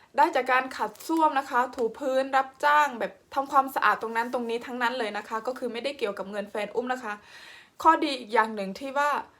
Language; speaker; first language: Thai; non-native, local second language; Khmer